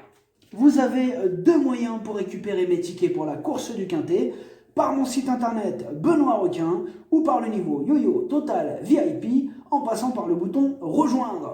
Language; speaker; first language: French; native; French